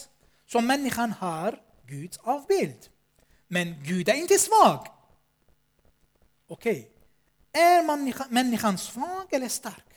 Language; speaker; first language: Swedish; non-native, fluent; Armenian